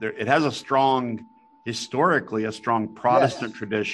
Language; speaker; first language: English; native; English